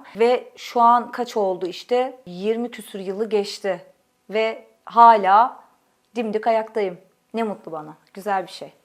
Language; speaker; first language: Turkish; native; Turkish